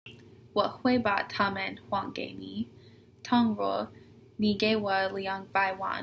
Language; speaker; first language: Chinese; non-native, learner; English